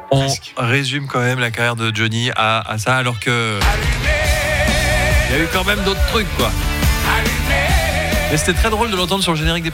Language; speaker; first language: French; native; French